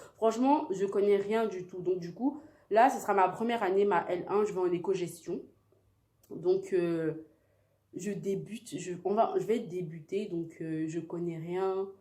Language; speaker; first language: French; early bilingual, other home language; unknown